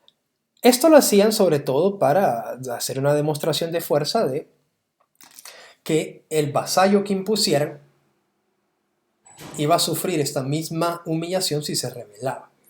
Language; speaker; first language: Spanish; native; Spanish